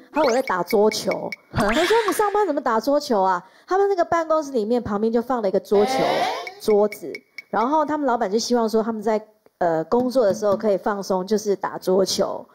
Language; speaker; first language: Chinese; non-native, fluent; Spanish